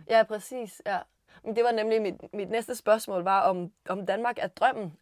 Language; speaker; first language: Danish; native; Danish